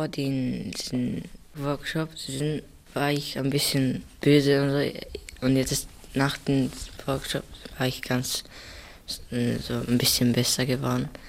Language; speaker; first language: German; non-native, learner; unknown